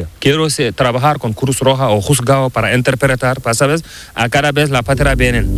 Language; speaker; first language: Spanish; non-native, learner; Fula